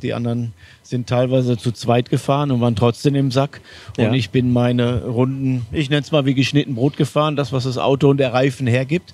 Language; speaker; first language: German; native; German